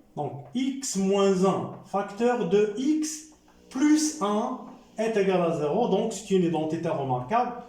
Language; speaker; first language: French; non-native, local second language; Arabic